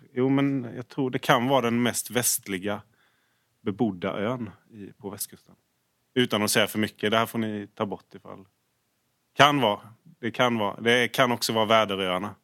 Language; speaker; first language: Swedish; native; Swedish